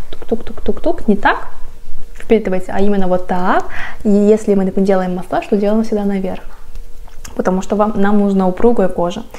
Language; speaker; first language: Russian; non-native, fluent; Korean